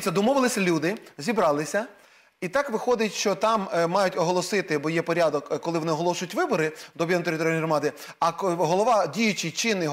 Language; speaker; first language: Ukrainian; native; Ukrainian